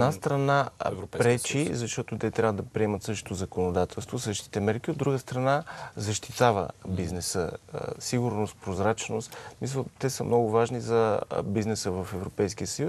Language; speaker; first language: Bulgarian; native; Bulgarian